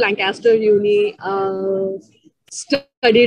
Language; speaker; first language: English; non-native, local second language; Marathi